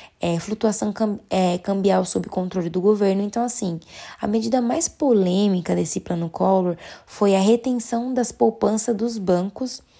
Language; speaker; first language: Portuguese; native; Portuguese